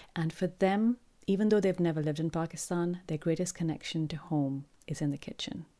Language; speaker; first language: English; non-native, local second language; Urdu